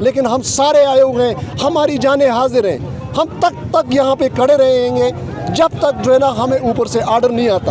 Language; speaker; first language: Hindi; non-native, local second language; Pashto